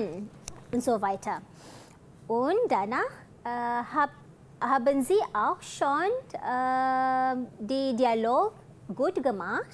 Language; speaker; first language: German; non-native, fluent; Malay